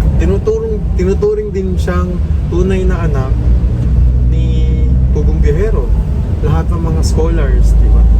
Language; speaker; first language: Filipino; native; Filipino